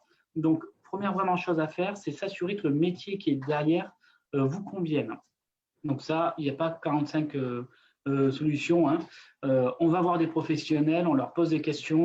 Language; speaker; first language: French; native; French